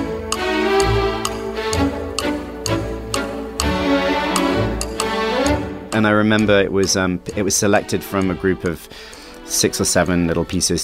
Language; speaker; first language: English; native; English